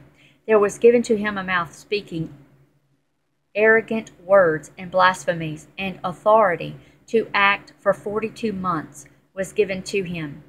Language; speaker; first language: English; native; English